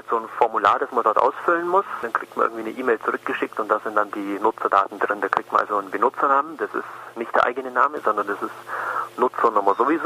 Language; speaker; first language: German; native; German